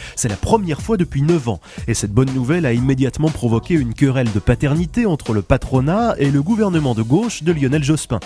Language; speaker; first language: French; native; French